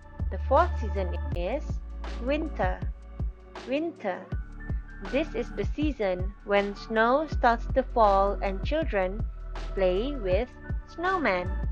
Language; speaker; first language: English; non-native, local second language; Malay